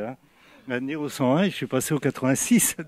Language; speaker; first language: French; native; French